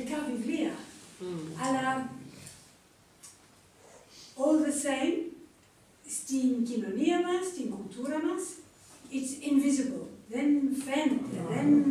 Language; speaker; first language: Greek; non-native, learner; English